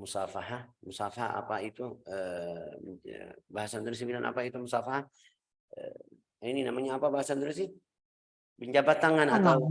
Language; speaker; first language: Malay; non-native, fluent; Arabic